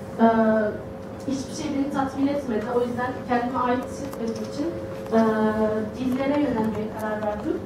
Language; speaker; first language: Turkish; early bilingual, other home language; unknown